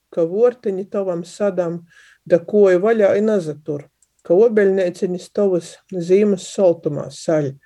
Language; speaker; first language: Latvian; non-native, local second language; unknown